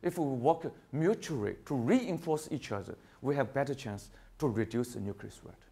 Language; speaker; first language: English; non-native, fluent; Chinese